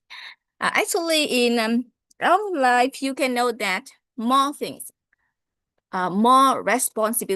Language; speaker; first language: English; non-native, learner; Vietnamese